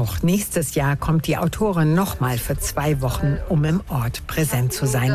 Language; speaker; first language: German; native; German